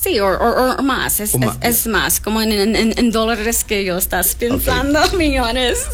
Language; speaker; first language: Spanish; non-native, learner; English